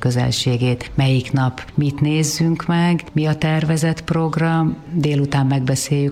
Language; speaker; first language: Hungarian; native; Hungarian